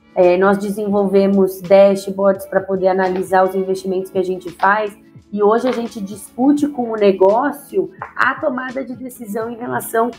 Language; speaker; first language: Portuguese; native; Portuguese